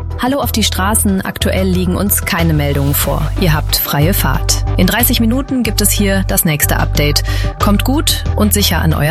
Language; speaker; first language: German; native; German